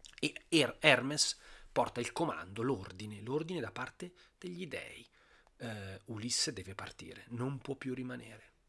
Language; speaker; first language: Italian; native; Italian